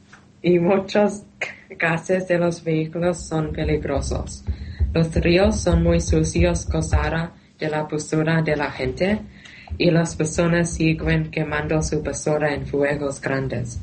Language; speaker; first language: Spanish; non-native, learner; Thai